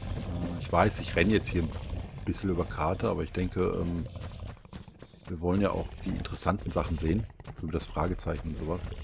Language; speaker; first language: German; native; German